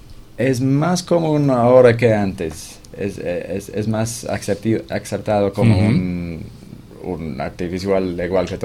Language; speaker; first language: Spanish; non-native, fluent; English